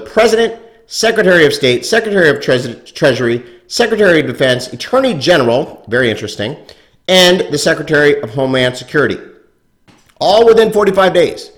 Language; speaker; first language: English; native; English